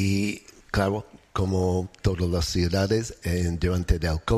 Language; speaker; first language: Spanish; non-native, learner; English